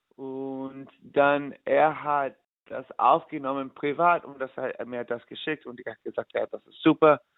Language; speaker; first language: German; non-native, learner; English